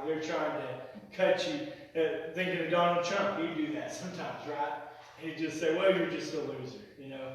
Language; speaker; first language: English; native; English